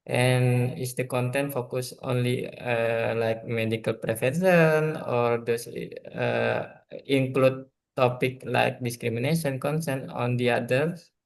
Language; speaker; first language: English; non-native, learner; Indonesian